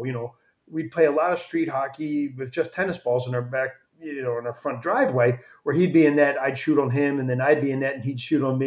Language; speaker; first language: English; native; English